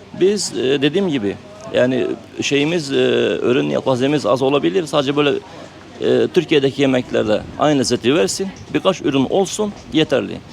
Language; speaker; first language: Turkish; native; Turkish